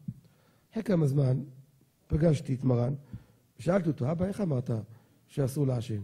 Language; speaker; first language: Hebrew; native; Hebrew